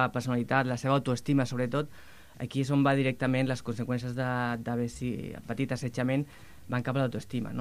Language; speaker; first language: Catalan; native; Catalan